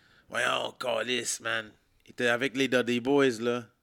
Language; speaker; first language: French; native; French